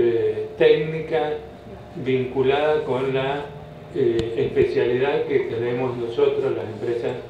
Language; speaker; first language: Spanish; native; Spanish